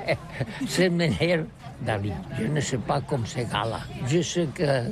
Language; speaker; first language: French; non-native, learner; Catalan